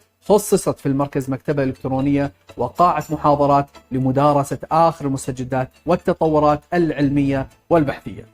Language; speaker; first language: Arabic; native; Arabic